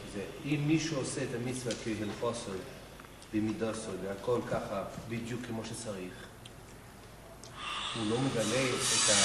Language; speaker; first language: Hebrew; non-native, local second language; English